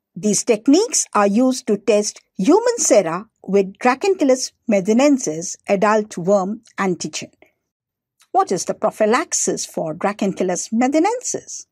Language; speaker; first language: English; non-native, local second language; Hindi